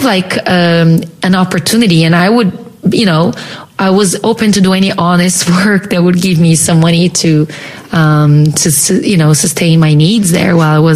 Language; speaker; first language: English; non-native, fluent; Portuguese